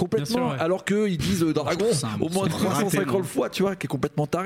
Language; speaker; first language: French; native; French